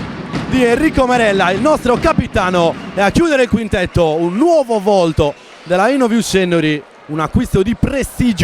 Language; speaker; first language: Italian; native; Italian